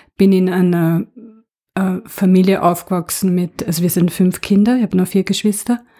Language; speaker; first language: German; native; German